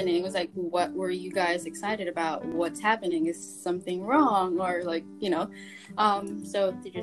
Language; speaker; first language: English; non-native, local second language; Filipino